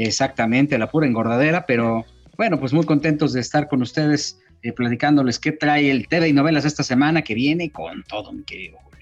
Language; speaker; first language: Spanish; native; Spanish